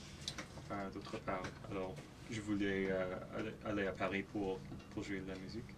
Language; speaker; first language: French; non-native, local second language; English